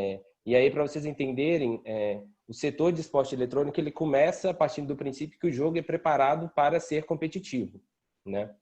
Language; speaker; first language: Portuguese; native; Portuguese